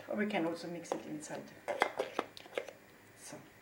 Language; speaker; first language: English; non-native, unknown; German